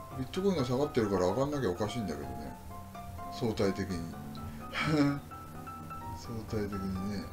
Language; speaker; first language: Japanese; native; Japanese